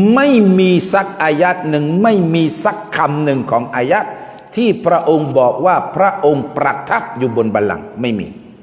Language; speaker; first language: Thai; non-native, local second language; Malay